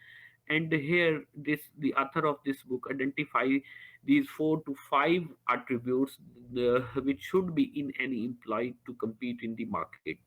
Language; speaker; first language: English; non-native, local second language; Urdu